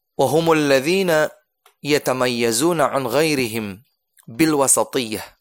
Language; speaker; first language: Arabic; non-native, fluent; Indonesian